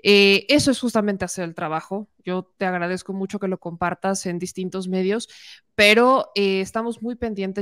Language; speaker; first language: Spanish; native; Spanish